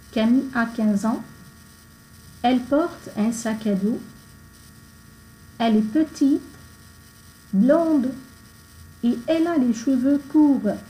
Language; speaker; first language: French; non-native, fluent; Arabic